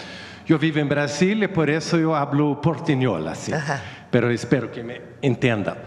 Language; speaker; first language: Spanish; non-native, fluent; Swedish